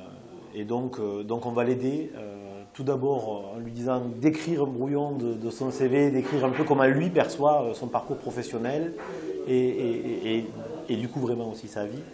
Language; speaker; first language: French; native; French